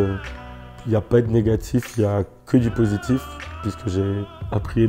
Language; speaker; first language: French; native; French